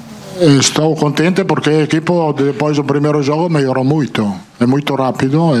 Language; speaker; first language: Portuguese; non-native, fluent; Italian